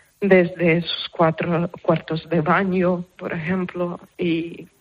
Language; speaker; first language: Spanish; non-native, fluent; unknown